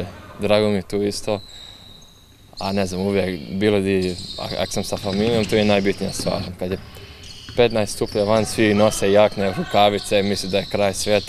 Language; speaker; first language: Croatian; early bilingual, heritage; English